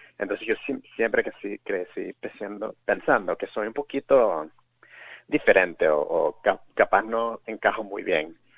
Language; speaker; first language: Spanish; early bilingual, heritage; Spanish